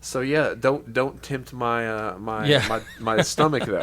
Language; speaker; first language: English; native; English